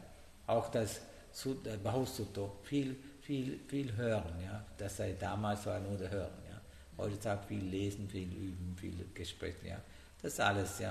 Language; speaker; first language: German; non-native, learner; Sinhala